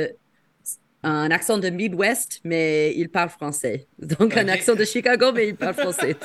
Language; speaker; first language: French; non-native, fluent; English